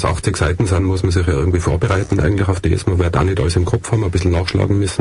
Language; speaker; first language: German; native; German